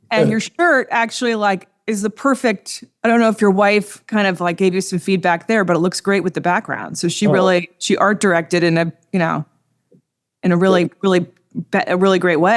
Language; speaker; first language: English; native; English